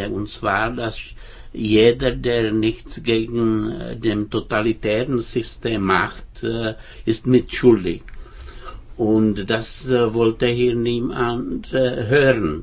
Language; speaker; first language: German; non-native, fluent; Czech